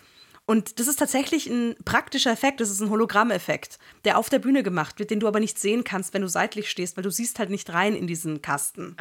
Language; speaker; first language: German; native; German